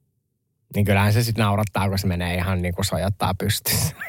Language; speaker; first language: Finnish; native; Finnish